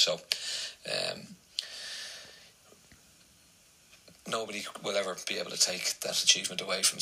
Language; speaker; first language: English; native; English